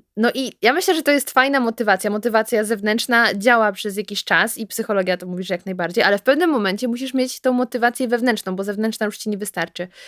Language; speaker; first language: Polish; native; Polish